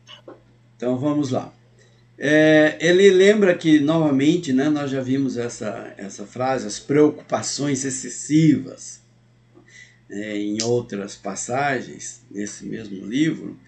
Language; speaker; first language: Portuguese; native; Portuguese